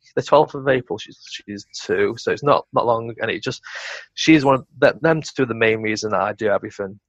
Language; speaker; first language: English; native; English